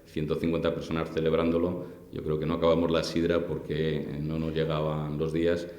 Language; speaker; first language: Spanish; native; Spanish